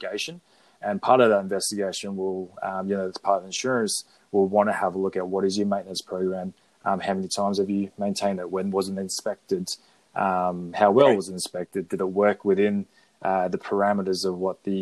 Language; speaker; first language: English; native; English